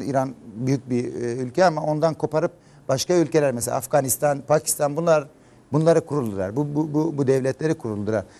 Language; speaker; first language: Turkish; non-native, fluent; Kurdish